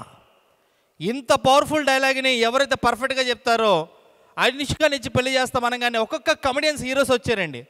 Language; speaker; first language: Telugu; native; Telugu